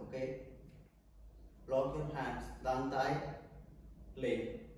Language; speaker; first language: Vietnamese; non-native, learner; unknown